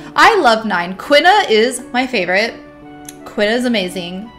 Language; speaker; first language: English; native; English